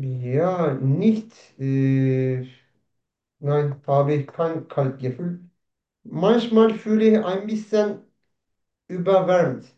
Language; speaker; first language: German; non-native, learner; Turkish